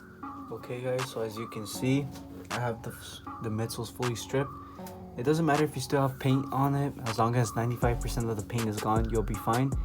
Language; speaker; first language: English; native; English